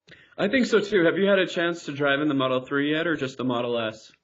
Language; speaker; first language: English; native; English